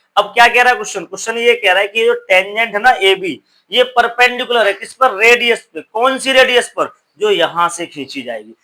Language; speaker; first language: Hindi; native; Hindi